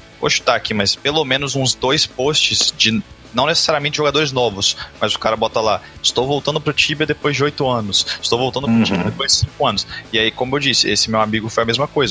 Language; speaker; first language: Portuguese; native; Portuguese